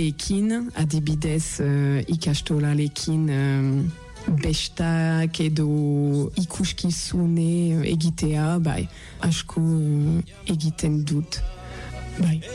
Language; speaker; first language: Basque; non-native, learner; French